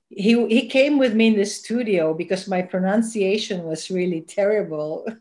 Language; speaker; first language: English; non-native, local second language; Filipino